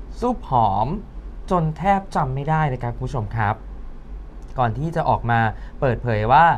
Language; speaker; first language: Thai; native; Thai